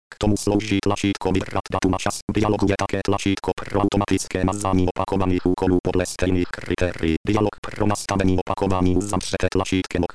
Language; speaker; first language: Czech; native; Czech